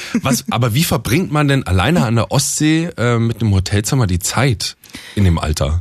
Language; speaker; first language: German; native; German